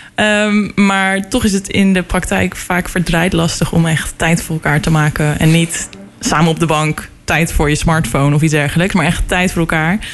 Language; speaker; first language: Dutch; native; Dutch